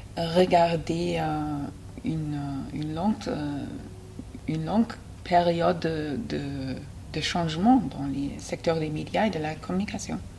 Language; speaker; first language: French; non-native, fluent; German